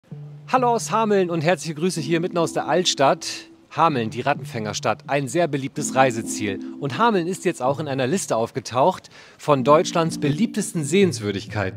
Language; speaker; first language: German; native; German